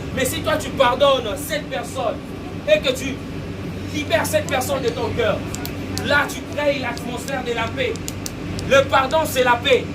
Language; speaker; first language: French; non-native, local second language; Lingala